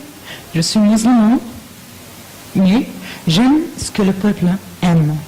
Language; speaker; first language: French; non-native, learner; Arabic